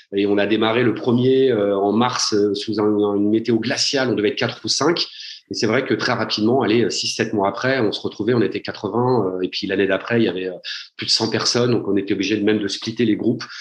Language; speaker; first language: French; native; French